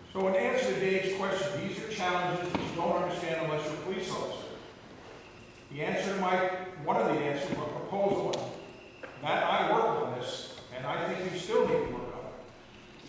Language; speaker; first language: English; native; English